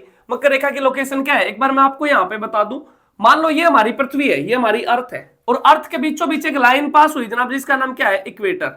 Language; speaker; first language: Hindi; native; Hindi